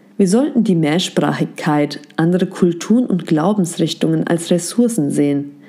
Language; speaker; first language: German; native; German